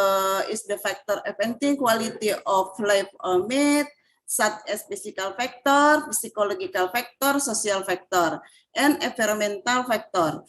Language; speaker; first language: English; non-native, fluent; Indonesian